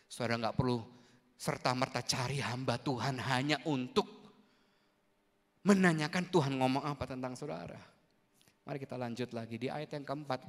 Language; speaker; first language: Indonesian; native; Indonesian